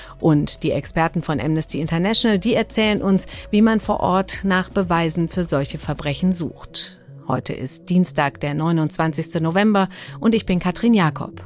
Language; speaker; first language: German; native; German